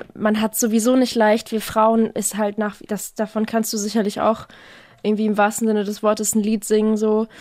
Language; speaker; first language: German; native; German